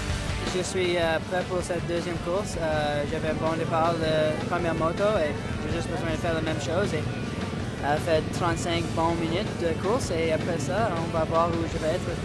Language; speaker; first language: French; non-native, learner; English